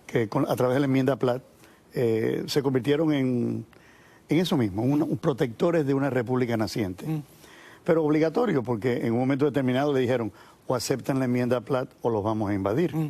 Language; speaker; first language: Spanish; native; Spanish